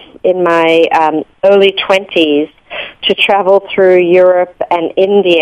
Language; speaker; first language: English; native; English